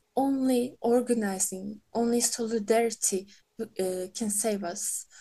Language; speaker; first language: English; non-native, fluent; Turkish